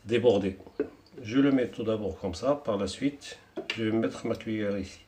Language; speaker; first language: French; non-native, local second language; Arabic